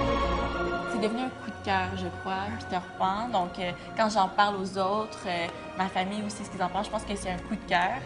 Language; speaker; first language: French; native; French